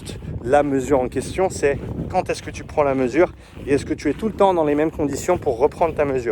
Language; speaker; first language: French; native; French